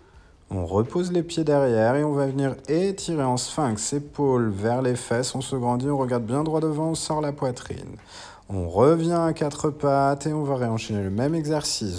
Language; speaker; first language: French; native; French